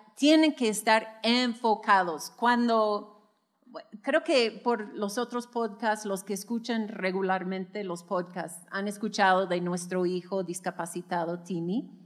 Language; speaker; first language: Spanish; non-native, fluent; English